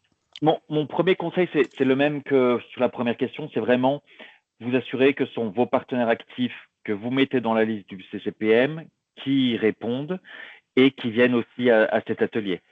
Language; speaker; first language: French; native; French